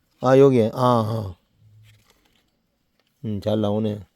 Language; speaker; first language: Korean; native; Korean